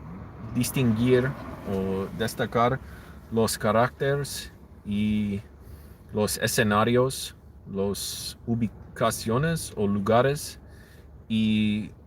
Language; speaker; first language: Spanish; non-native, learner; English